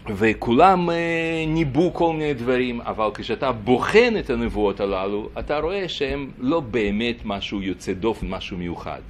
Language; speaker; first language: Hebrew; non-native, fluent; Russian